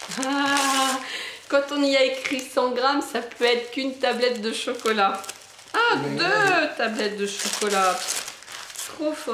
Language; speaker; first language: French; native; French